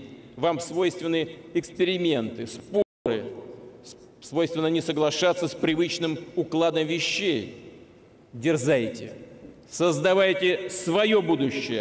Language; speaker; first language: Russian; native; Russian